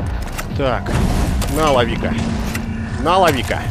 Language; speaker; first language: Russian; native; Russian